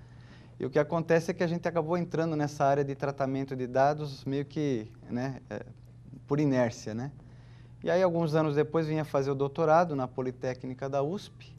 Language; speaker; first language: Portuguese; native; Portuguese